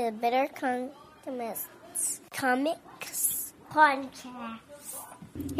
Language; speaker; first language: English; non-native, fluent; Bulgarian